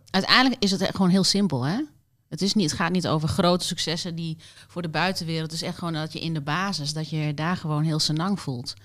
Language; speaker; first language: Dutch; native; Dutch